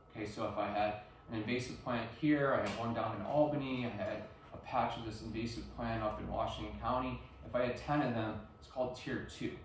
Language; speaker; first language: English; native; English